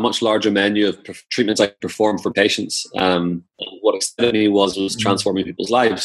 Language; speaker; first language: English; native; English